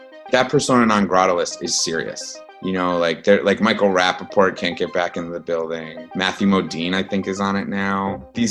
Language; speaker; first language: English; native; English